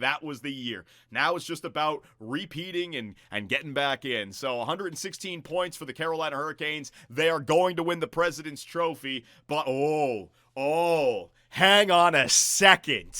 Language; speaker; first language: English; native; English